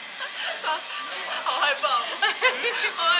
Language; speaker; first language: Chinese; non-native, learner; Japanese